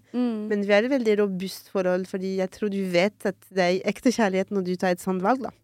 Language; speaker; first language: Norwegian; non-native, fluent; French